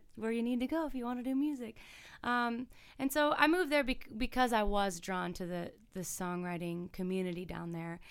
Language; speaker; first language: English; native; English